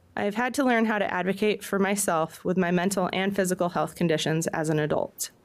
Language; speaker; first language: English; native; English